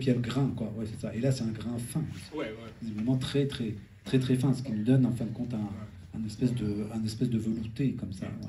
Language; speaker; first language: French; native; French